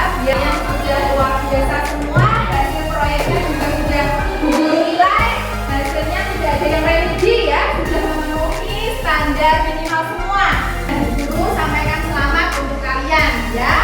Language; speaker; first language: Indonesian; native; Indonesian